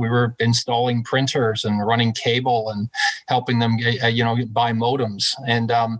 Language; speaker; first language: English; native; English